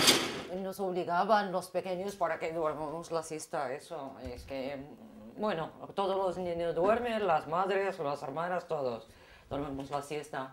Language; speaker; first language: Spanish; non-native, fluent; Arabic